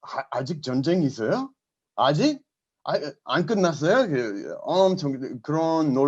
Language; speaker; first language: Korean; non-native, learner; English